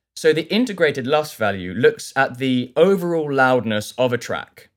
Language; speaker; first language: English; native; English